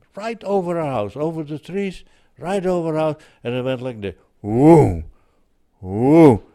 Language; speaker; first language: English; early bilingual, other home language; Dutch